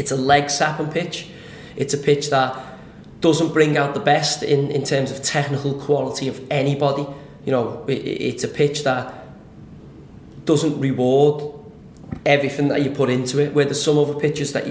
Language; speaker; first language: English; native; English